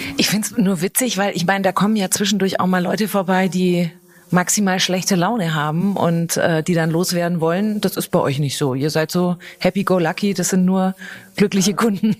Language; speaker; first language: German; native; German